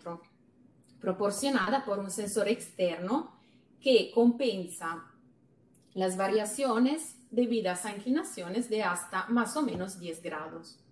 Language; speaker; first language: Spanish; non-native, fluent; Italian